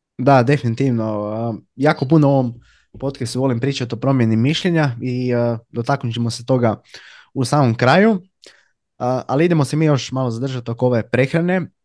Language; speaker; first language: Croatian; native; Croatian